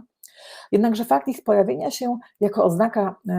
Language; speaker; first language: Polish; native; Polish